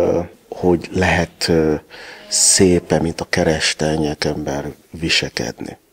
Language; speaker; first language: Hungarian; non-native, learner; Yoruba